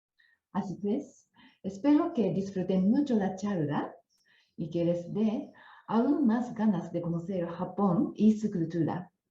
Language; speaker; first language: Spanish; non-native, fluent; Japanese